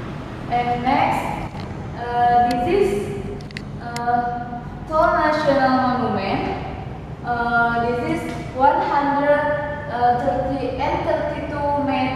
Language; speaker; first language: English; non-native, learner; Indonesian